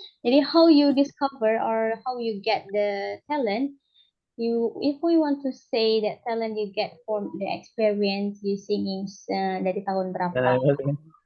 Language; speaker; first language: English; non-native, learner; Indonesian